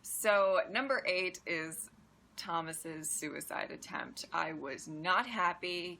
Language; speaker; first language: English; native; English